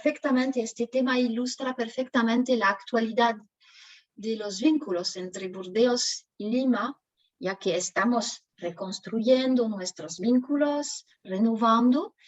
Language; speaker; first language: Spanish; non-native, fluent; French